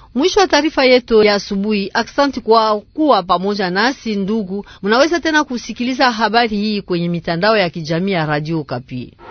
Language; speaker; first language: Swahili; native; Swahili